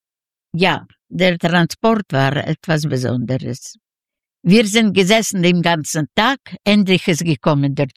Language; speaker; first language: German; non-native, fluent; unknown